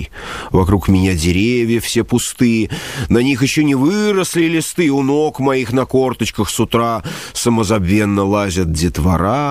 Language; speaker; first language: Russian; native; Russian